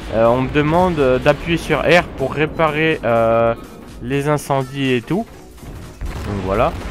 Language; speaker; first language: French; native; French